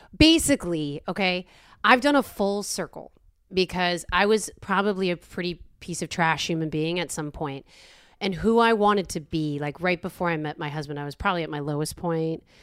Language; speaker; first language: English; native; English